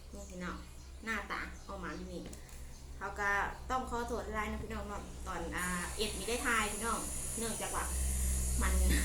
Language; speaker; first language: Thai; native; Thai